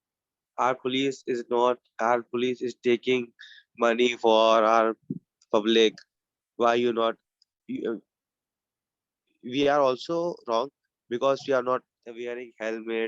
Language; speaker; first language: English; non-native, learner; Urdu